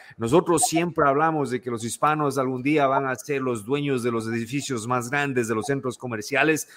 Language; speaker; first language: Spanish; native; Spanish